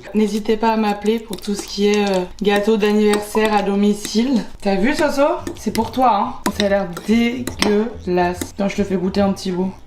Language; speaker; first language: French; native; French